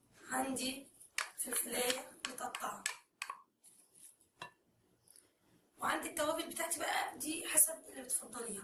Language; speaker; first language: Arabic; native; Arabic